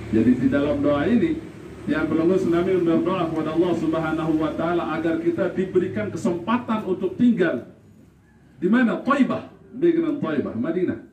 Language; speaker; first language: Malay; non-native, local second language; Sasak